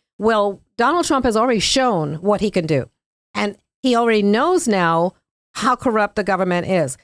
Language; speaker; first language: English; native; English